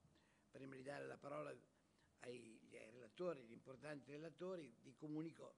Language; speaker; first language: Italian; native; Italian